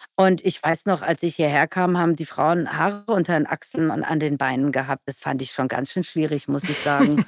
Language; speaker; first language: German; early bilingual, other home language; Persian